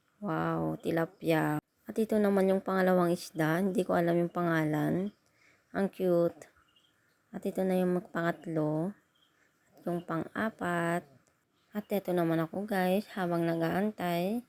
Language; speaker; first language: Filipino; non-native, local second language; Iloko